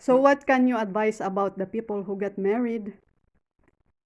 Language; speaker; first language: English; non-native, local second language; Filipino